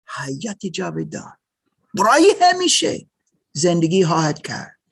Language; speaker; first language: Persian; non-native, learner; German